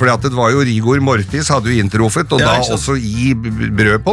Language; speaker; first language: Norwegian; native; Norwegian